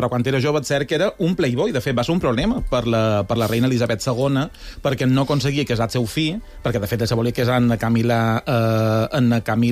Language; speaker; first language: Catalan; native; Catalan